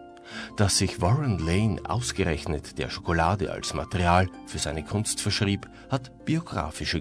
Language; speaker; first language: German; native; German